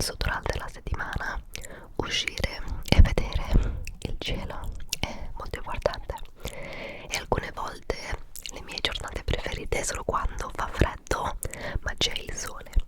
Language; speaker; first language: Italian; early bilingual, heritage; English